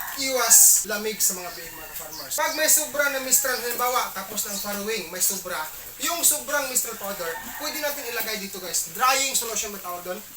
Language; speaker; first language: Filipino; non-native, local second language; Cebuano